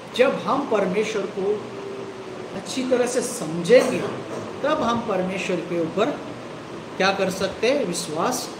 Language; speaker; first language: Hindi; non-native, local second language; Marathi